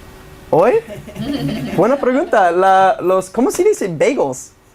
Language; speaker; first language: Spanish; non-native, learner; English